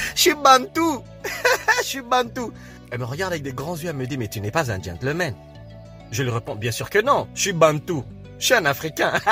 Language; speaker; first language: French; non-native, fluent; Lingala